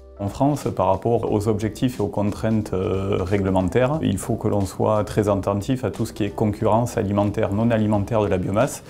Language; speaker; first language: French; native; French